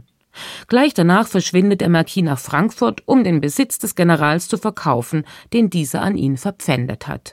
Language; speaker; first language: German; native; German